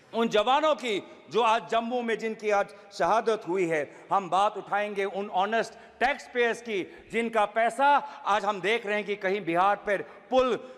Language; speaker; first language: Hindi; non-native, local second language; Assamese